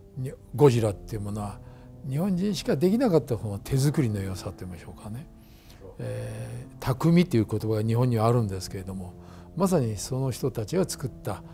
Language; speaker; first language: Japanese; native; Japanese